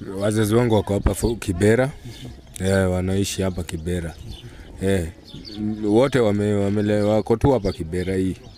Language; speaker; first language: Swahili; native; Swahili